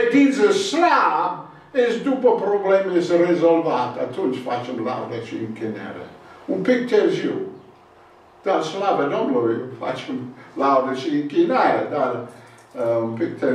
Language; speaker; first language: Romanian; non-native, learner; English